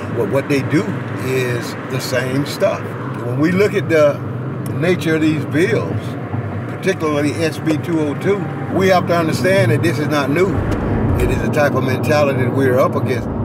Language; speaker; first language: English; native; English